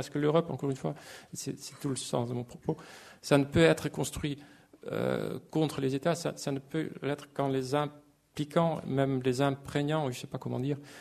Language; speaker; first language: French; non-native, fluent; Dutch